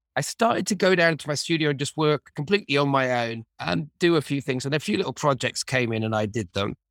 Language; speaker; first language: English; native; English